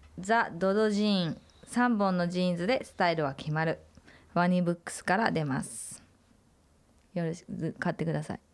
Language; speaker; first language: Japanese; native; Japanese